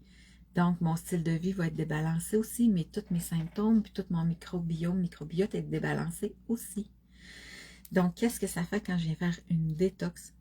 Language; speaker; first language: French; native; French